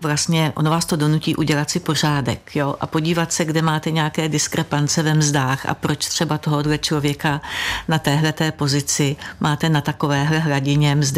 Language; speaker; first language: Czech; native; Czech